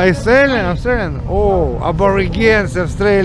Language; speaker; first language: English; non-native, learner; Ukrainian